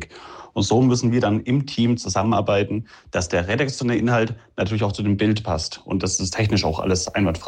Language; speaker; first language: German; native; German